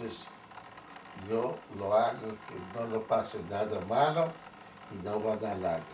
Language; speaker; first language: Spanish; non-native, fluent; Yiddish